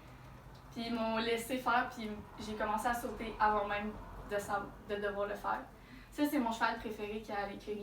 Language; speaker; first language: French; native; French